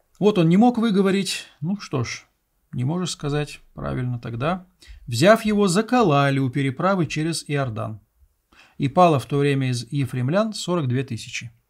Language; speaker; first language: Russian; native; Russian